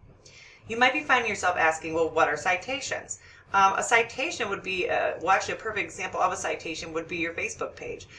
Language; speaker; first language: English; native; English